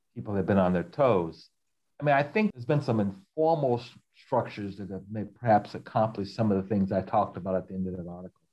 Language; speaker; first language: English; native; English